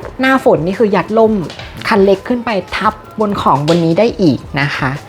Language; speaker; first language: Thai; native; Thai